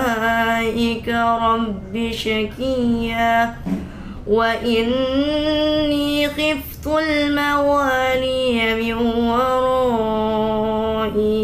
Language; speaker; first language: Arabic; non-native, learner; Indonesian